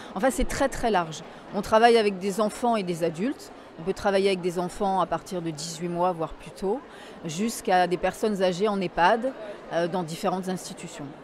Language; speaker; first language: French; native; French